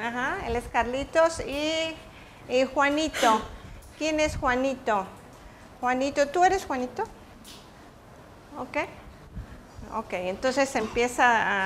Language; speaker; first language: Spanish; native; Spanish